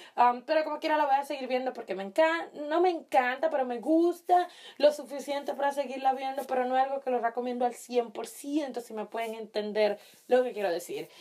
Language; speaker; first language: Spanish; early bilingual, heritage; Spanish